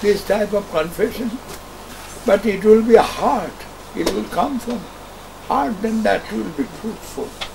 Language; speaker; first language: English; non-native, local second language; Bangla